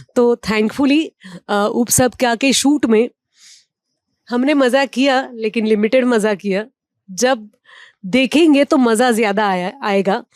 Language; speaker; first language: Hindi; non-native, local second language; Marathi